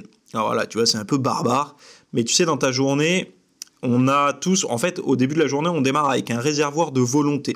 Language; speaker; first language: French; native; French